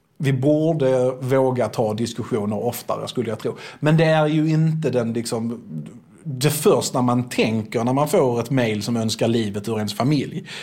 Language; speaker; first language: Swedish; native; Swedish